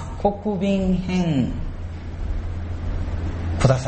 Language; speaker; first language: Japanese; non-native, learner; Korean